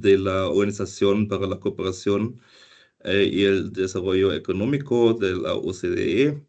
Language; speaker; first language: Spanish; non-native, fluent; German